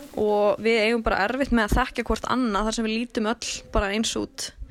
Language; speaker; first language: Icelandic; native; Icelandic